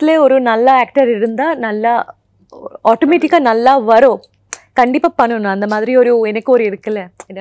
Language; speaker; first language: Tamil; non-native, fluent; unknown